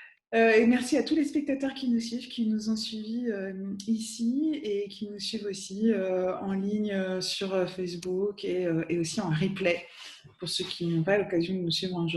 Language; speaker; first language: French; native; French